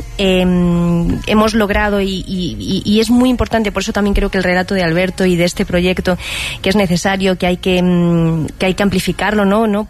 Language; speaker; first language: Spanish; native; Spanish